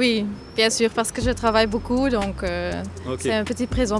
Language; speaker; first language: French; non-native, local second language; Dutch